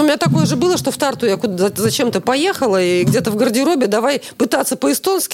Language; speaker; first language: Russian; native; Russian